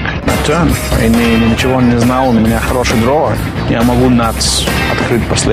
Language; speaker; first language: Russian; non-native, learner; Lithuanian